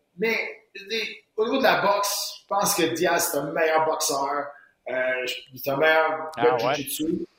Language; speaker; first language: French; native; French